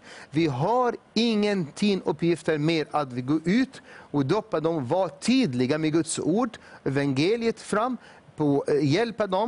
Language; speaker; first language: Swedish; non-native, fluent; Arabic